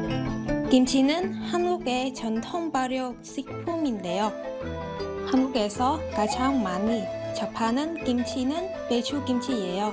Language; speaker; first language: Korean; non-native, fluent; Vietnamese